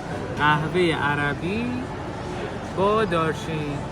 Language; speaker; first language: Persian; native; Persian